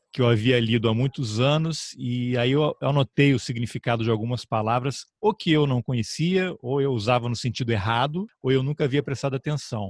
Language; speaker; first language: Portuguese; native; Portuguese